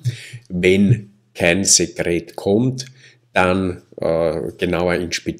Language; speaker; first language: German; native; German